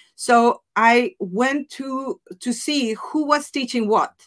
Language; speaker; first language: English; non-native, fluent; Spanish